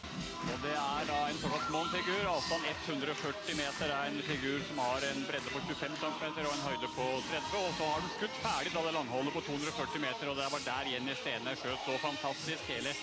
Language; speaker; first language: Norwegian; native; Norwegian